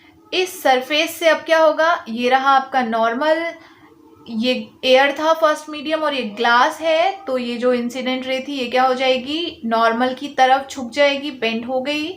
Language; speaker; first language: Hindi; native; Hindi